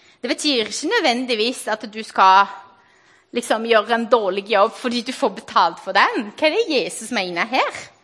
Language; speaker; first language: Norwegian; non-native, fluent; Portuguese